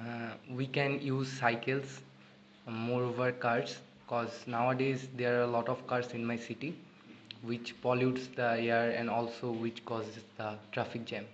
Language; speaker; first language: English; non-native, learner; Bangla